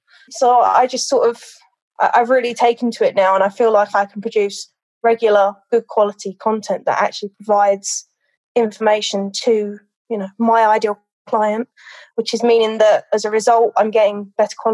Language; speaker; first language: English; native; English